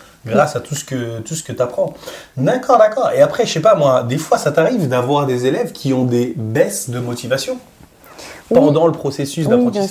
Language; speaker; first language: French; native; French